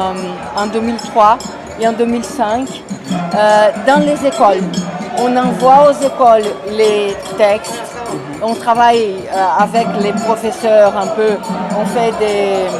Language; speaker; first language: French; non-native, fluent; Portuguese